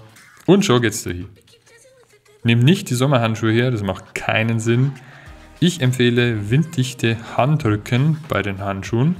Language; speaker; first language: German; native; German